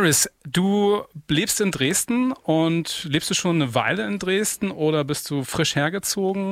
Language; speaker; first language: German; native; German